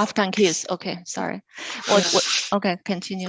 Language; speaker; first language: English; non-native, fluent; Chinese